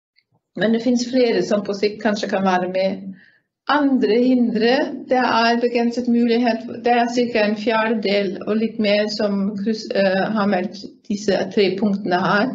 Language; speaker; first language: Norwegian; non-native, fluent; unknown